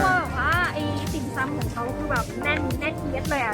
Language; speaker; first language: Thai; native; Thai